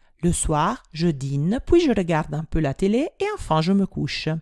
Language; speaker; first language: French; non-native, fluent; Italian